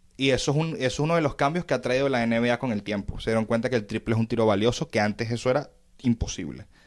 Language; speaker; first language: Spanish; native; Spanish